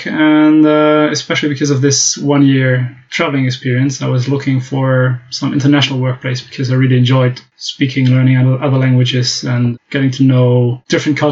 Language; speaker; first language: English; non-native, fluent; German